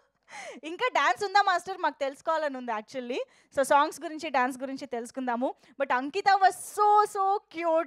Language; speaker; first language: Telugu; native; Telugu